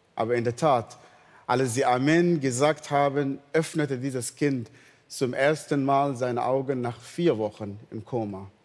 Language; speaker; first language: German; non-native, fluent; Arabic